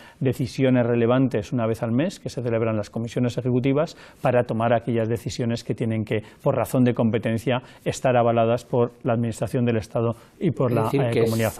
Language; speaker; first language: Spanish; native; Spanish